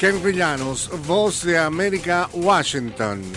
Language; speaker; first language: Spanish; native; Spanish